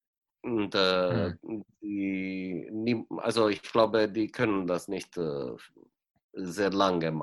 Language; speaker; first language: German; non-native, fluent; Romanian